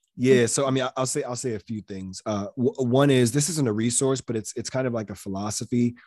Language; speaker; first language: English; native; English